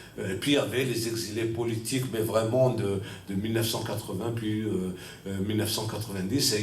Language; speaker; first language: French; non-native, local second language; Kabyle